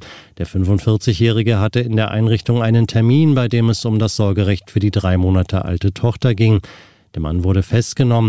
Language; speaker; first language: German; native; German